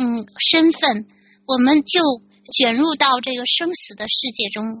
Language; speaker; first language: Chinese; native; Chinese